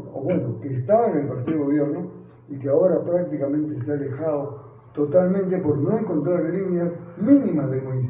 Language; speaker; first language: Spanish; native; Spanish